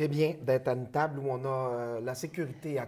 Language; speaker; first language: French; native; French